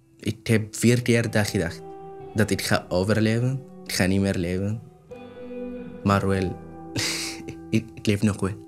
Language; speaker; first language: Dutch; non-native, learner; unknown